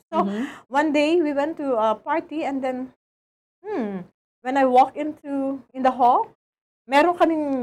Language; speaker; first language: English; non-native, local second language; Filipino